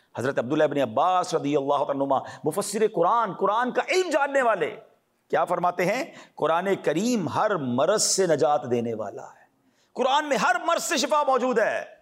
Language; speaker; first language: Urdu; native; Urdu